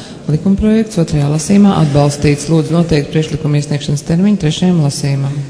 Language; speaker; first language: Latvian; native; Latvian